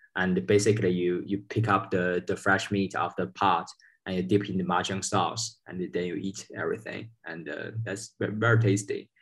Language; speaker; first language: English; non-native, fluent; Chinese